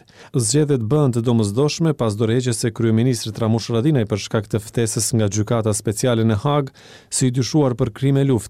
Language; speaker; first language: Albanian; native; Albanian